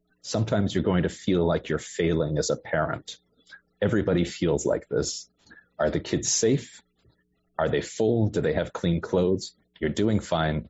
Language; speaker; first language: English; native; English